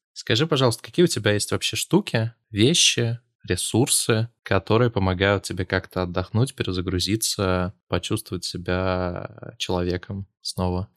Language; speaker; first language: Russian; native; Russian